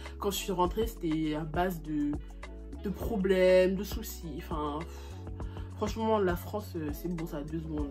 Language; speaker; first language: French; early bilingual, other home language; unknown